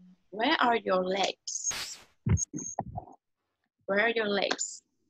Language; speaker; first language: English; non-native, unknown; Vietnamese